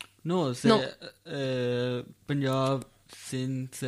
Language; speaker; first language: French; non-native, learner; Punjabi